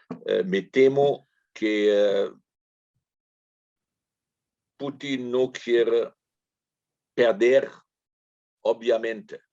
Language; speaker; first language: Spanish; non-native, fluent; German